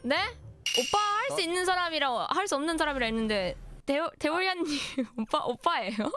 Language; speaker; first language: Korean; non-native, fluent; Japanese